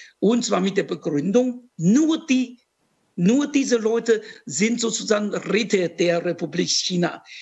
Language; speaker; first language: German; non-native, fluent; Chinese